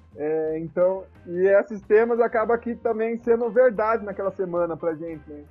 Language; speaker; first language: Portuguese; native; Portuguese